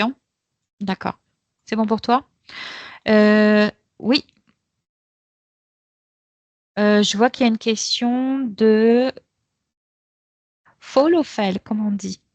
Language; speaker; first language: French; native; French